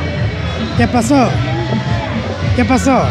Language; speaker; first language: Spanish; non-native, learner; English